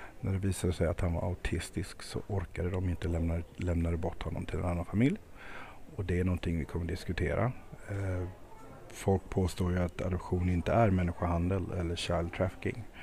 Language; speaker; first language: Swedish; native; Swedish